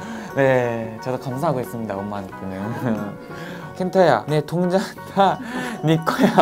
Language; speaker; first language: Korean; non-native, fluent; Japanese